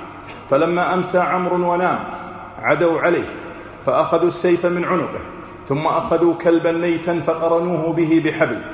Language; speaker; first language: Arabic; native; Arabic